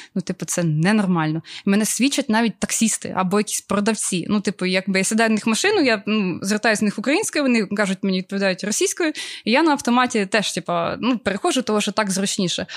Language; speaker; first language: Ukrainian; native; Ukrainian